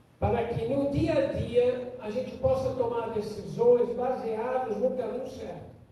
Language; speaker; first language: Portuguese; non-native, fluent; German